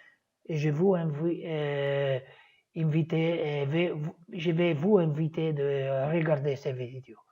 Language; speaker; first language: French; non-native, fluent; Italian